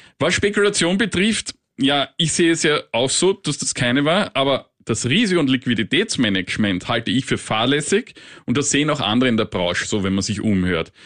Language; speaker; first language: German; native; German